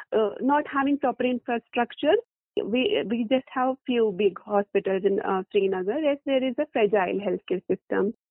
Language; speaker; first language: English; non-native, local second language; Kashmiri